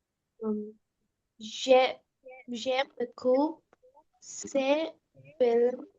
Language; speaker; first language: French; non-native, learner; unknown